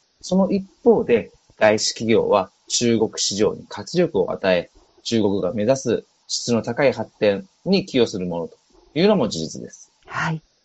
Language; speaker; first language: Japanese; native; Japanese